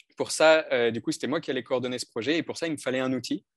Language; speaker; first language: French; native; French